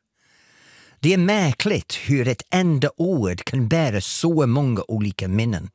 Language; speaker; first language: Swedish; non-native, fluent; English